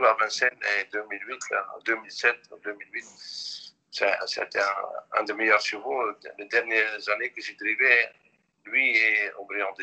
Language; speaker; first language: French; non-native, local second language; Dutch